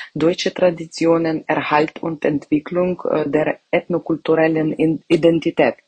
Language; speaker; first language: German; non-native, fluent; Ukrainian